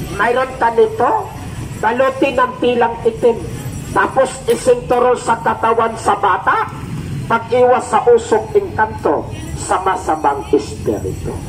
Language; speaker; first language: Filipino; non-native, local second language; Cebuano